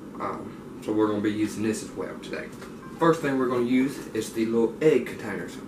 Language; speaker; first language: English; native; English